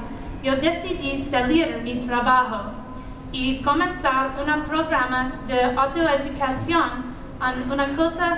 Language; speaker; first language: Spanish; non-native, learner; English